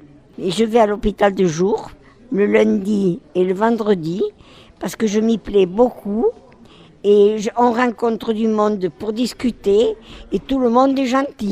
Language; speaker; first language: French; native; French